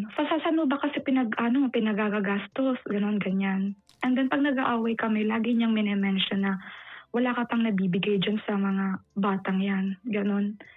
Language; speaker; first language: Filipino; native; Filipino